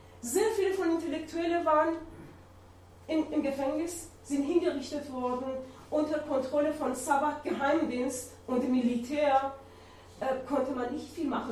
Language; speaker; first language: German; non-native, learner; Persian